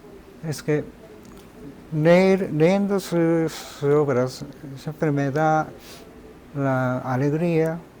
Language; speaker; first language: Spanish; non-native, fluent; Japanese